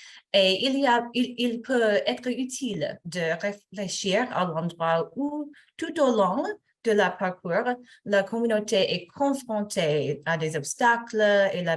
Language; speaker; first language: French; non-native, fluent; English